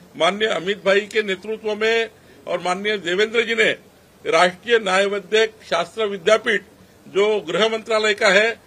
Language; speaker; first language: Hindi; non-native, local second language; Marathi